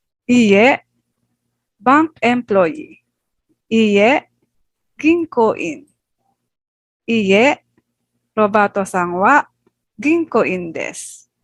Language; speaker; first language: Japanese; non-native, fluent; Filipino